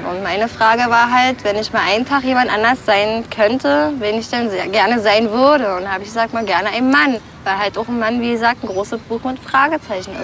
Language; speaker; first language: German; native; German